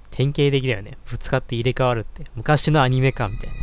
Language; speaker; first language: Japanese; native; Japanese